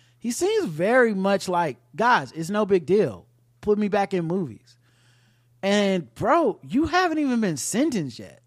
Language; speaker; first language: English; native; English